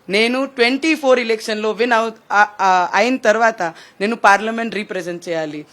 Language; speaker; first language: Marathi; non-native, local second language; Punjabi